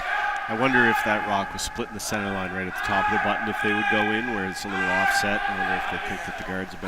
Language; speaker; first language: English; native; English